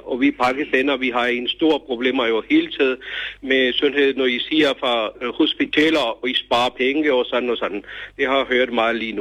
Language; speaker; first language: Danish; non-native, learner; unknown